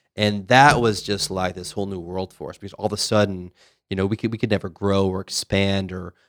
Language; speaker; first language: English; native; English